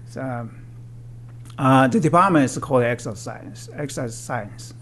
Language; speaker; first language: English; non-native, fluent; Chinese